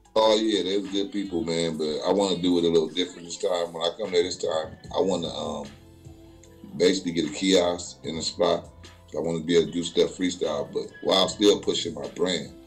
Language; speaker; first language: English; native; English